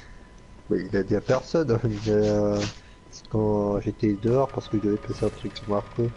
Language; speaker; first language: French; native; French